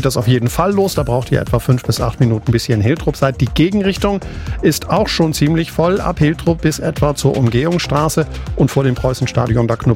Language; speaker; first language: German; native; German